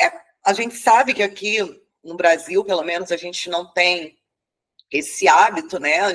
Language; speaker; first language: Portuguese; native; Portuguese